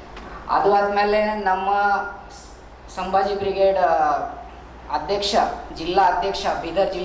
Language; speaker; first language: Kannada; non-native, local second language; Marathi